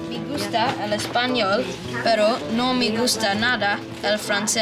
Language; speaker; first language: Spanish; non-native, learner; English